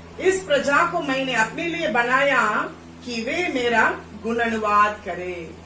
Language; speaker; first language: Hindi; non-native, local second language; Tamil